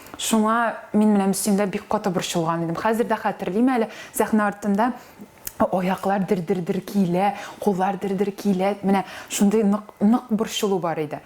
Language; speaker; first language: Tatar; native; Tatar